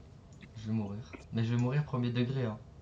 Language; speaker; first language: French; native; French